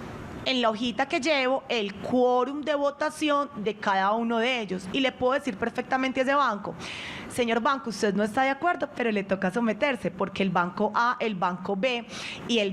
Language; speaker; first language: Spanish; native; Spanish